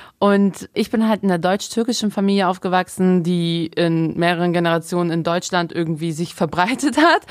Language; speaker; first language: German; native; German